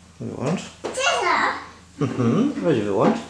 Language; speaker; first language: Polish; native; Polish